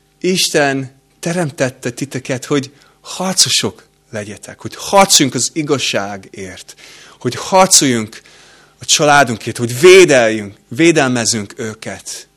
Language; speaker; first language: Hungarian; non-native, fluent; English